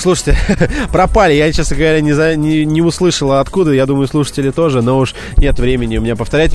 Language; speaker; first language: Russian; native; Russian